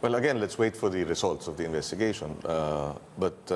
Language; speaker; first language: English; non-native, local second language; Filipino